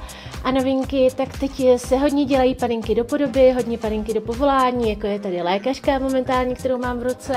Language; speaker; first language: Czech; native; Czech